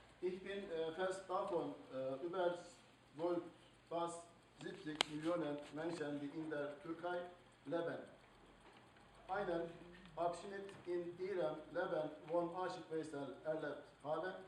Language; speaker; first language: German; non-native, learner; Turkish